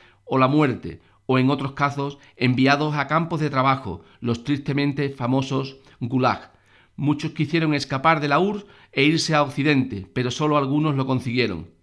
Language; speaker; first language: Spanish; native; Spanish